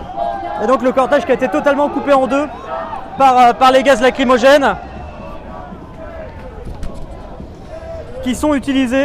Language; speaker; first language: French; native; French